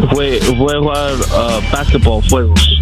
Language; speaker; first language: Spanish; non-native, learner; English